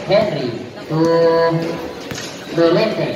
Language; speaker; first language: English; non-native, local second language; Filipino